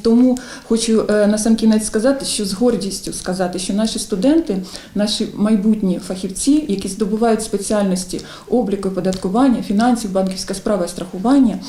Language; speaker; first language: Ukrainian; native; Ukrainian